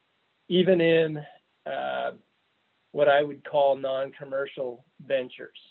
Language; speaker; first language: English; native; English